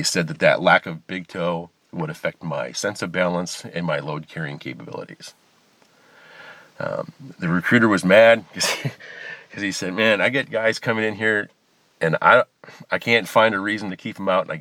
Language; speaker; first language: English; native; English